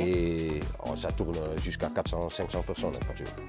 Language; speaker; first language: French; non-native, learner; Dutch